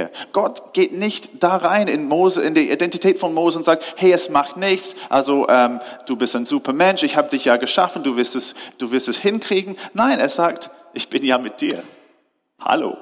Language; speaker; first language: German; non-native, fluent; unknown